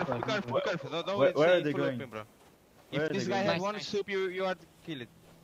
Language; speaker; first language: English; non-native, fluent; Portuguese